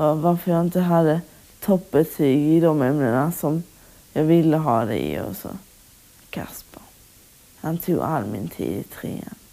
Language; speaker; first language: Swedish; native; Swedish